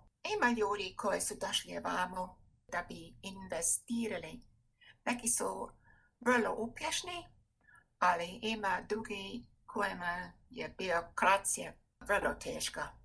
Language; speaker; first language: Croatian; non-native, fluent; English